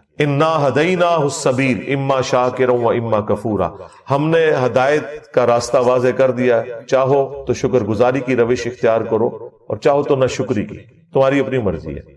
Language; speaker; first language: Urdu; non-native, local second language; Punjabi